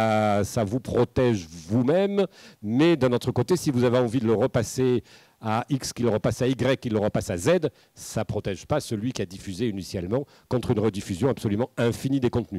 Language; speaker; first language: French; native; French